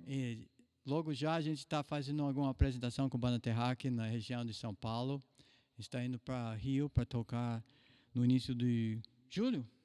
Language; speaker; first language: Portuguese; non-native, fluent; English